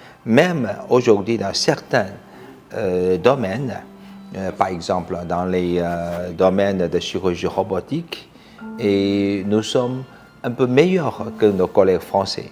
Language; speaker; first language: French; non-native, fluent; Chinese